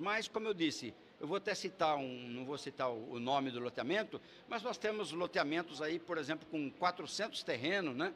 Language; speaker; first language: Portuguese; native; Portuguese